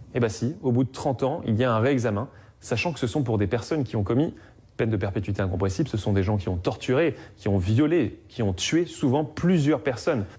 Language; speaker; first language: French; native; French